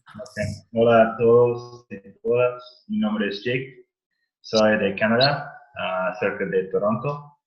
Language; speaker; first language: Spanish; non-native, learner; English